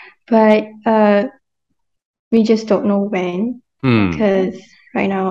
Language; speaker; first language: English; non-native, local second language; Malay